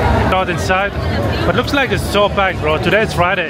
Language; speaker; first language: English; non-native, fluent; Arabic